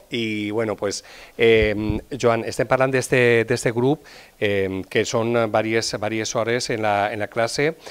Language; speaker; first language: Catalan; native; Catalan